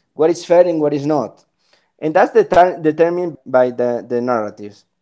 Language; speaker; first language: English; non-native, fluent; Spanish